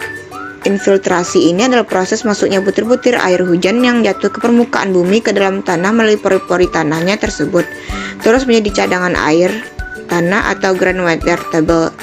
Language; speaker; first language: Indonesian; native; Indonesian